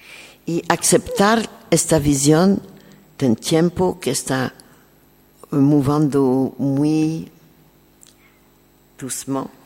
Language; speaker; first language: Spanish; non-native, learner; French